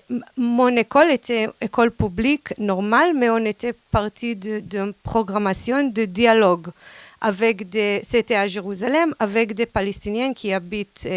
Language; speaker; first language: French; non-native, fluent; Hebrew